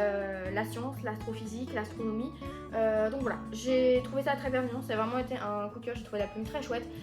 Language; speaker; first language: French; native; French